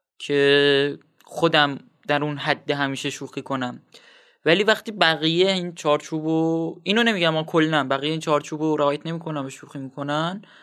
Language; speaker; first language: Persian; non-native, local second language; Azerbaijani